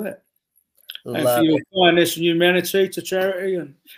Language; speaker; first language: English; native; English